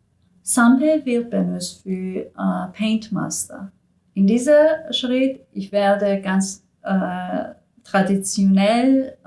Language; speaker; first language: German; non-native, learner; Persian